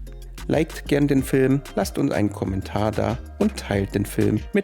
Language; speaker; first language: German; native; German